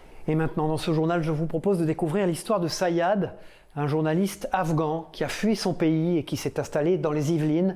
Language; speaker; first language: French; native; French